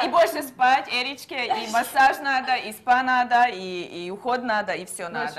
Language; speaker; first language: Russian; non-native, learner; Hungarian